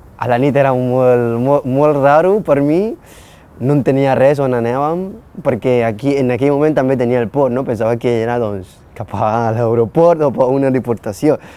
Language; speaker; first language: Catalan; non-native, fluent; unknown